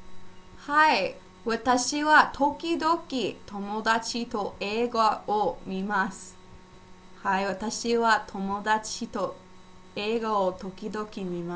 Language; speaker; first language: Japanese; non-native, fluent; English